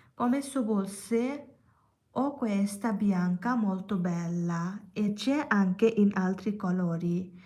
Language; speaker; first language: Italian; non-native, learner; Bangla